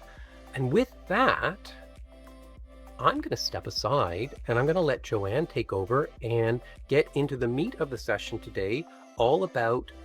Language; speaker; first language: English; native; English